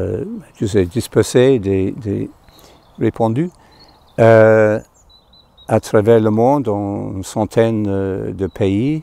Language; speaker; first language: French; non-native, fluent; English